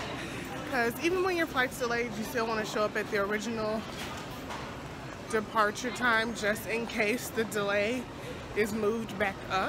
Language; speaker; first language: English; native; English